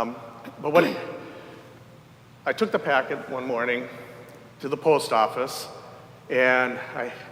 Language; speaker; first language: English; native; English